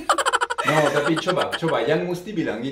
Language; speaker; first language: Indonesian; non-native, fluent; French